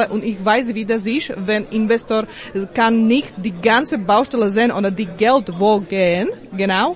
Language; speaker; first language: German; non-native, learner; Slovak